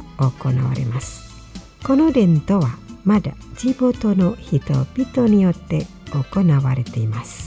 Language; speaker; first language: Japanese; non-native, fluent; Indonesian